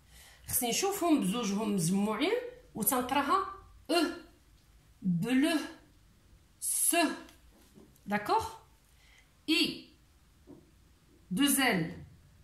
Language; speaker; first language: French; non-native, local second language; Arabic